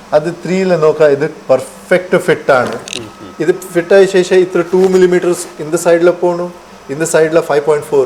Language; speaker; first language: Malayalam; non-native, local second language; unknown